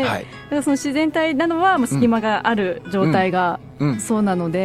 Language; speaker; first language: Japanese; native; Japanese